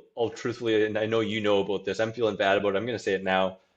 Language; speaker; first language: English; native; English